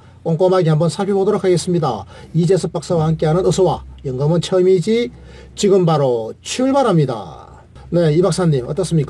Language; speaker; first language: Korean; native; Korean